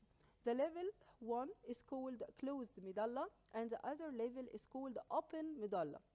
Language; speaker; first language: English; non-native, local second language; Arabic